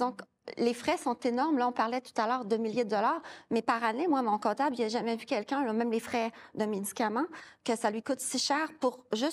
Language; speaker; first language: French; native; French